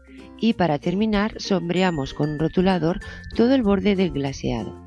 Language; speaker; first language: Spanish; native; Spanish